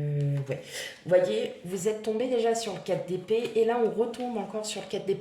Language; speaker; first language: French; native; French